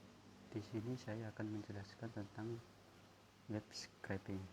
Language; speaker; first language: Indonesian; native; Indonesian